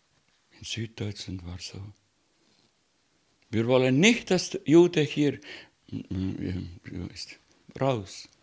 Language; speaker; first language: German; non-native, learner; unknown